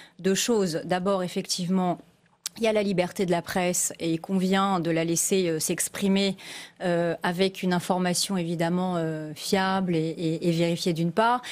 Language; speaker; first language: French; native; French